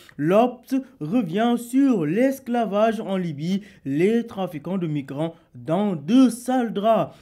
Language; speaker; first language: French; non-native, local second language; Wolof